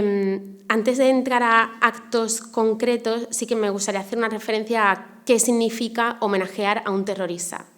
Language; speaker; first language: Spanish; native; Spanish